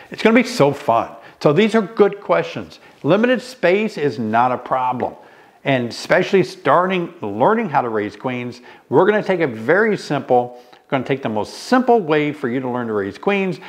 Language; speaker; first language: English; native; English